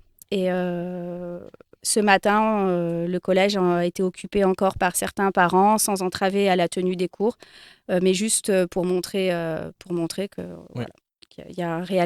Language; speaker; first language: French; native; French